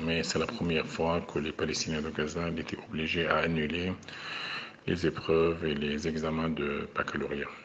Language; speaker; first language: French; non-native, fluent; Arabic